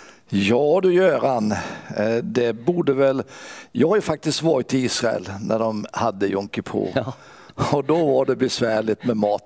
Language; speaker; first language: Swedish; native; Swedish